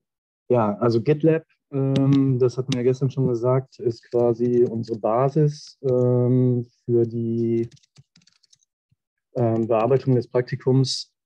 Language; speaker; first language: German; native; German